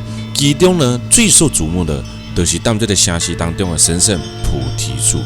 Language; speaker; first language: Chinese; native; Chinese